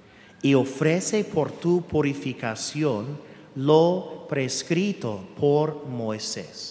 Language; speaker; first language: Spanish; non-native, fluent; English